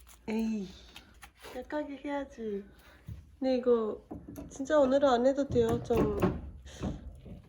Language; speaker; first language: Korean; non-native, fluent; Japanese